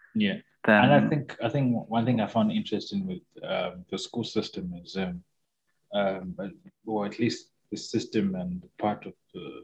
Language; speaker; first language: English; non-native, local second language; Shona